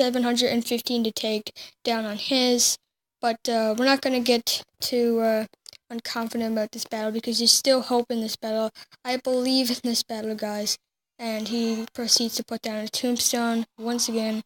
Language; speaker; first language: English; native; English